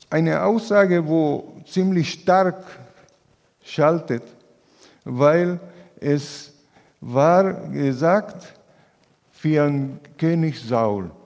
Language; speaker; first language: German; non-native, fluent; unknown